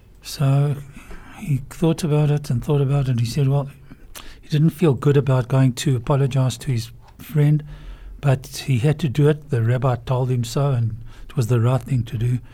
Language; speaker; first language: English; native; English